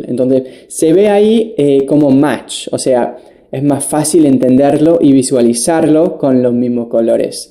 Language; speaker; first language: Spanish; non-native, fluent; English